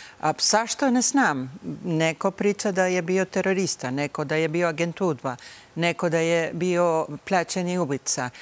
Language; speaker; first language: Bosnian; early bilingual, heritage; Bosnian